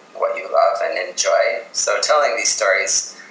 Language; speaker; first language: English; native; English